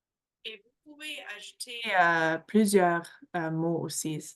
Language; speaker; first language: French; non-native, fluent; English